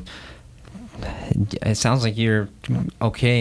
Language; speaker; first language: English; native; English